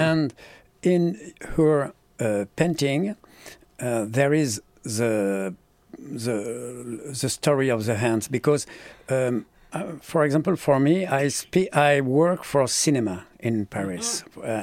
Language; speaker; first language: English; non-native, learner; French